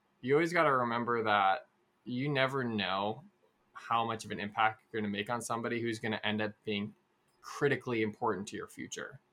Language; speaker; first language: English; native; English